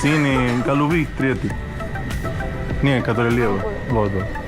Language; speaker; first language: Russian; non-native, learner; Spanish